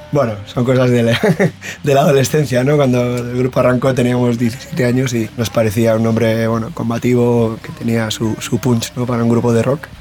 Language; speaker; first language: Spanish; non-native, local second language; Basque